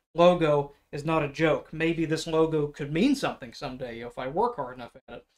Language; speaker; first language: English; native; English